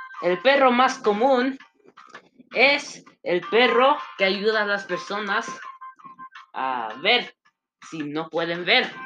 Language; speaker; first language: Spanish; non-native, learner; English